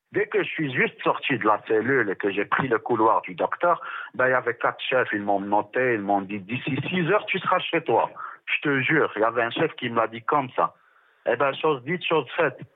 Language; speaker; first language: French; non-native, local second language; Arabic